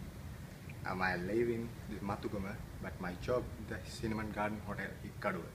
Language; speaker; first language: English; non-native, learner; Sinhala